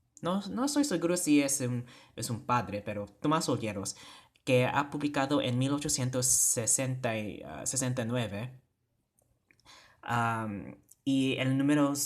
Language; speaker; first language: Spanish; non-native, learner; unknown